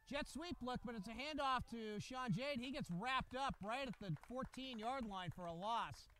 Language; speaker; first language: English; native; English